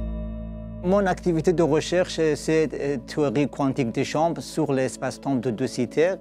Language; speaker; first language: French; non-native, learner; Persian